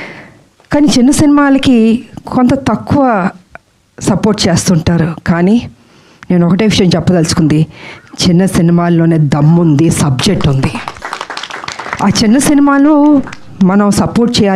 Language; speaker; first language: Telugu; native; Telugu